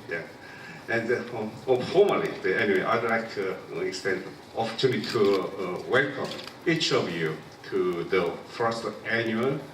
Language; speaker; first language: English; non-native, local second language; Korean